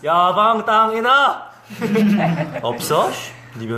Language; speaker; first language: Korean; native; Korean